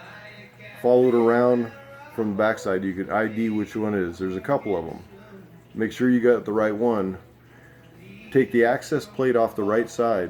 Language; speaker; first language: English; native; English